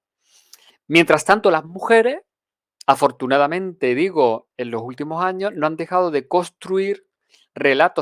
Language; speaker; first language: Spanish; native; Spanish